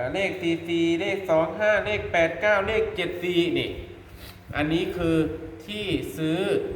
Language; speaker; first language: Thai; non-native, local second language; Northeastern Thai